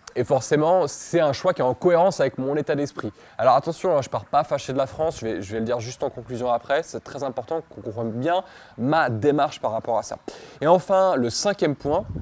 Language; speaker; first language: French; native; French